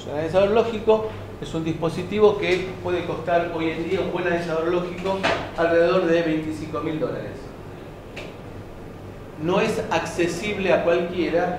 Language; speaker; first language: Spanish; native; Spanish